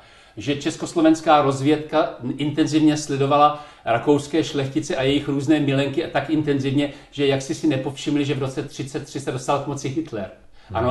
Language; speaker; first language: Czech; native; Czech